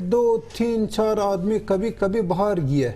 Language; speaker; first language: Hindi; non-native, learner; Turkish